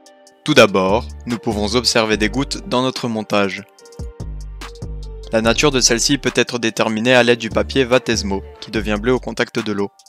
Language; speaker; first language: French; native; French